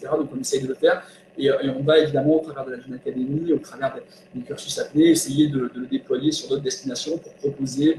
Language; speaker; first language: French; native; French